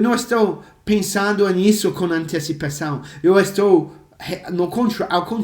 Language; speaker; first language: Portuguese; non-native, fluent; English